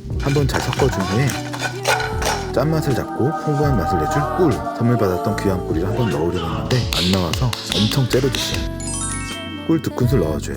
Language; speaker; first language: Korean; native; Korean